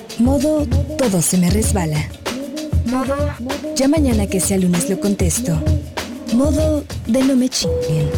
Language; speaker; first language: Spanish; native; Spanish